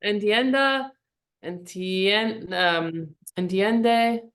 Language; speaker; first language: Spanish; non-native, learner; English